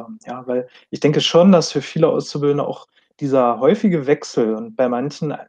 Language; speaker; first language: German; native; German